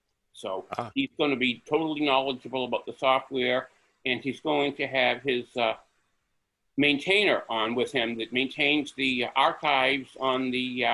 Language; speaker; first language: English; native; English